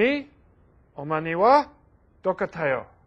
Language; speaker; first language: Korean; non-native, learner; English